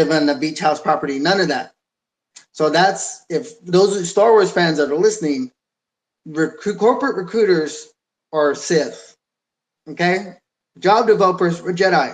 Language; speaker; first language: English; native; English